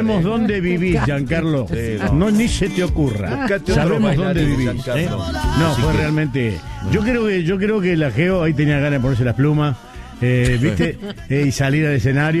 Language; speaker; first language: Spanish; native; Spanish